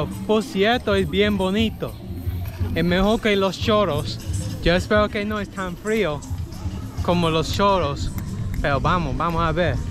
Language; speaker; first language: Spanish; non-native, learner; English